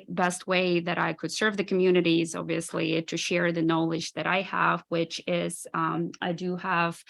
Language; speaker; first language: English; non-native, fluent; Ukrainian